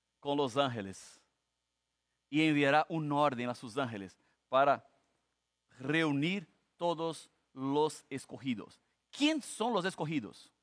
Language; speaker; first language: Spanish; non-native, fluent; Portuguese